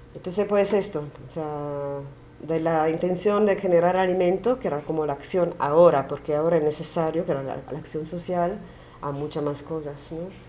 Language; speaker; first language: Spanish; non-native, fluent; Italian